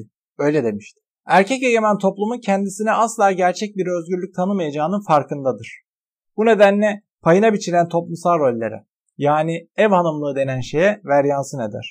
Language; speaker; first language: Turkish; native; Turkish